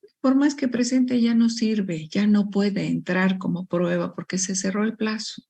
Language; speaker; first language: Spanish; native; Spanish